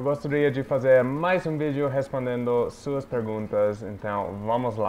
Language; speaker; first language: Portuguese; non-native, fluent; English